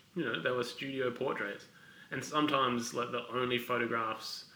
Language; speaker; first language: English; native; English